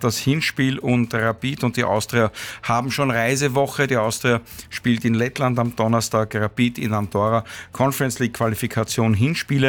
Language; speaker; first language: German; native; German